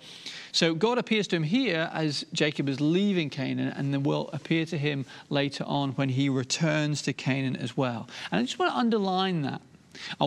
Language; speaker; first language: English; native; English